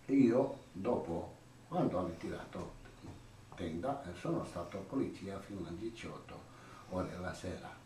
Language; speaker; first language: Italian; non-native, learner; Croatian